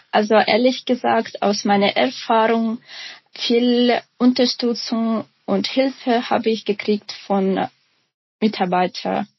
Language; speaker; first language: German; non-native, fluent; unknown